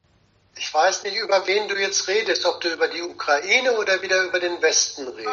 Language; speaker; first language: German; native; German